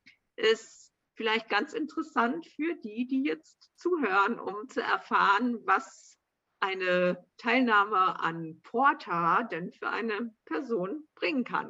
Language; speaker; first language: German; native; German